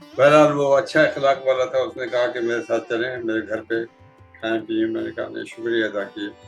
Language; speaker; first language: Urdu; native; Urdu